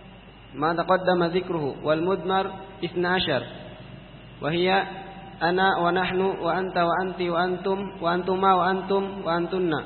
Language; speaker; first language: Arabic; non-native, learner; Indonesian